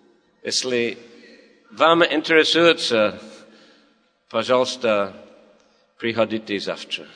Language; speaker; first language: Russian; non-native, fluent; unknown